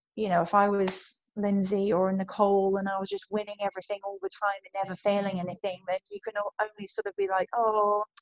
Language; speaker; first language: English; native; English